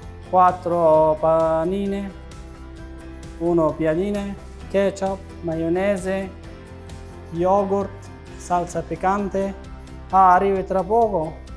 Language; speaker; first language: Italian; non-native, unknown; Persian